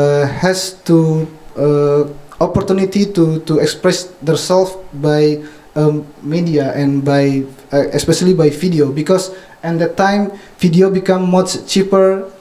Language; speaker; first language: English; non-native, fluent; Indonesian